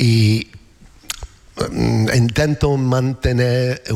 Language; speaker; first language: Spanish; non-native, learner; English